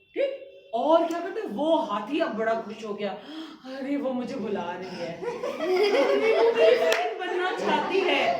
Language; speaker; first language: Hindi; native; Hindi